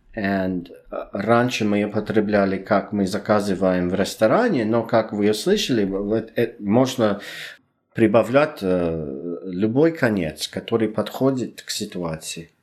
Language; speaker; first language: Russian; non-native, fluent; English